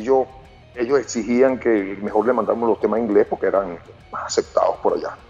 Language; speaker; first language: Spanish; native; Spanish